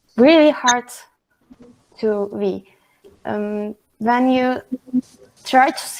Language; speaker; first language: English; non-native, learner; Turkish